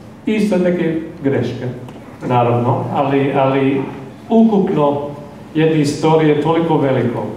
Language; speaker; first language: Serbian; non-native, fluent; English